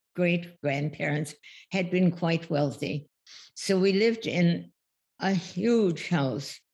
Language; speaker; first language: English; early bilingual, other home language; German